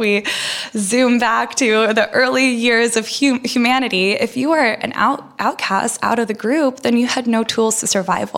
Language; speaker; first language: English; early bilingual, other home language; Russian